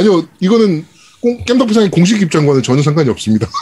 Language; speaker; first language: Korean; native; Korean